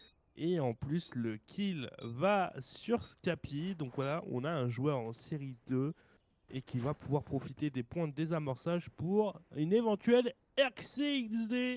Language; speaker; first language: French; native; French